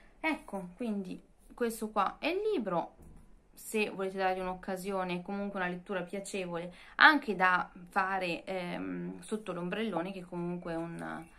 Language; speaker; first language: Italian; native; Italian